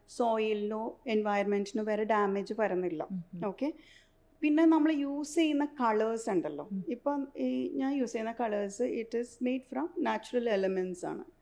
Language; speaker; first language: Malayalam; early bilingual, heritage; Malayalam